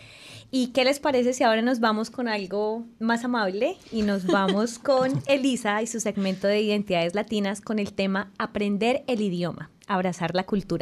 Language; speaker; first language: Spanish; native; Spanish